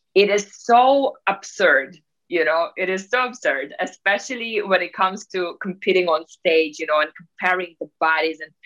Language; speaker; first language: English; non-native, fluent; Russian